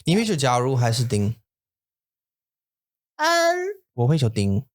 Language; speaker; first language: Chinese; non-native, learner; English